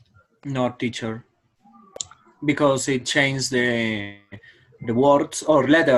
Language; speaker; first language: English; non-native, learner; Spanish